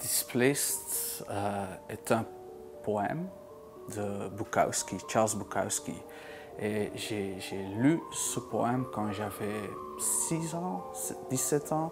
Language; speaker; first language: French; non-native, local second language; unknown